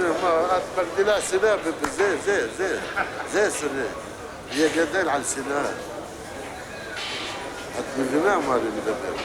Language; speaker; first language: Hebrew; non-native, local second language; Arabic